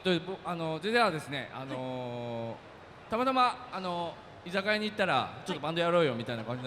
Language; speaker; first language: Japanese; native; Japanese